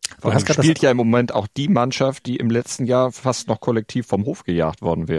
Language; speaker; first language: German; native; German